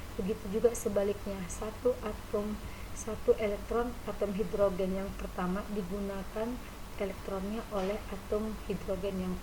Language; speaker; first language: Indonesian; native; Indonesian